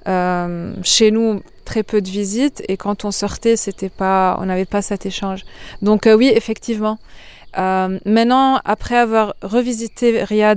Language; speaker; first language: French; non-native, local second language; Arabic